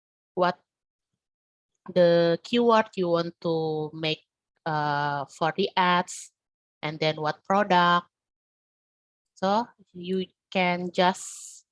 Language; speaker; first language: English; non-native, learner; Indonesian